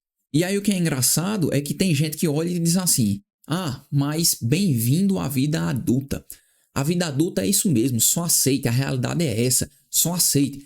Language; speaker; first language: Portuguese; native; Portuguese